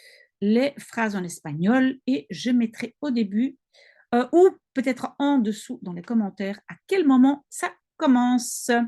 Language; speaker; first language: French; non-native, local second language; Dutch